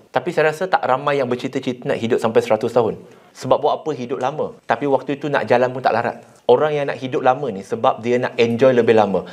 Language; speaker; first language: Malay; non-native, local second language; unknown